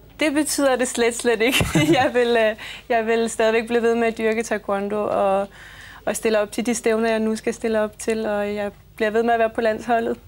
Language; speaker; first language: Danish; early bilingual, other home language; Belarusian